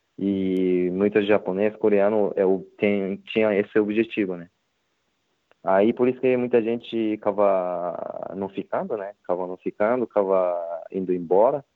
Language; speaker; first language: Portuguese; non-native, learner; Japanese